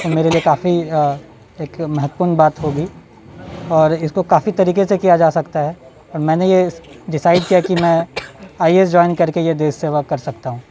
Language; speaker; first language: Hindi; native; Hindi